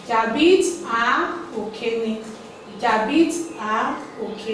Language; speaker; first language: French; non-native, fluent; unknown